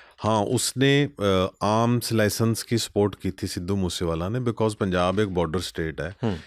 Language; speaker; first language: Hindi; non-native, local second language; Punjabi